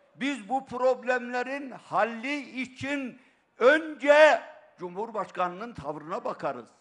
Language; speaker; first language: Turkish; native; Turkish